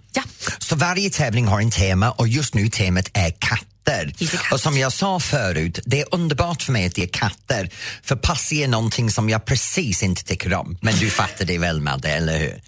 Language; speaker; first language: Swedish; non-native, fluent; English